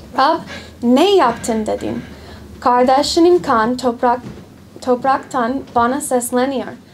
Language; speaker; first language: Turkish; non-native, learner; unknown